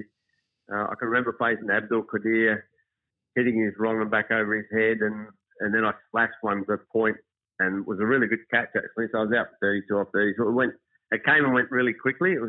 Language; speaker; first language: English; native; English